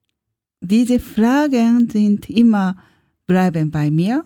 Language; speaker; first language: German; non-native, learner; Japanese